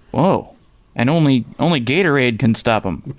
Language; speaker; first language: English; native; English